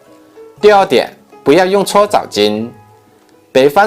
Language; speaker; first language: Chinese; native; Chinese